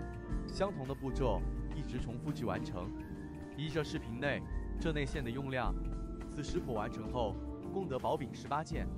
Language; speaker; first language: Chinese; native; Chinese